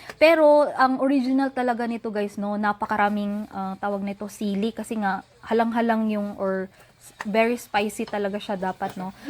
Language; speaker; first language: Filipino; non-native, local second language; Cebuano